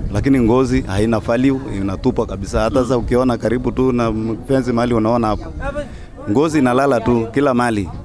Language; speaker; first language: Swahili; non-native, local second language; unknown